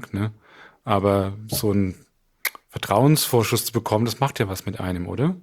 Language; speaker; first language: German; native; German